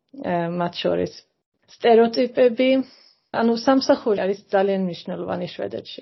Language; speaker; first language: Georgian; non-native, fluent; Swedish